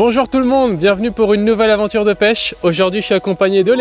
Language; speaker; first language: French; native; French